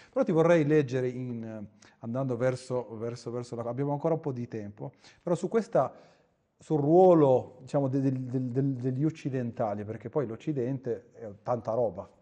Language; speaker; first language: Italian; non-native, fluent; Arabic